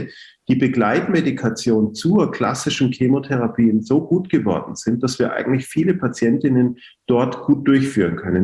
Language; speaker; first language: German; native; German